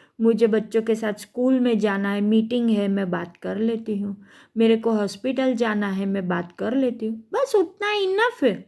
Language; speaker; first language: Hindi; non-native, local second language; Gujarati